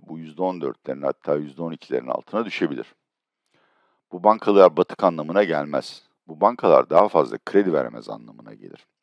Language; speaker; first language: Turkish; native; Turkish